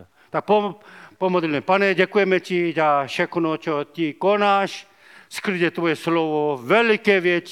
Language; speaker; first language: Czech; non-native, learner; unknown